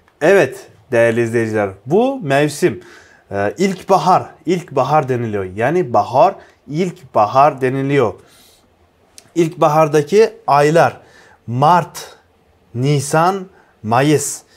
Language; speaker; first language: Turkish; non-native, fluent; Uzbek